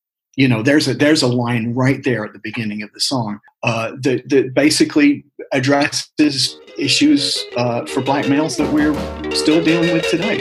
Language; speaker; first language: English; native; English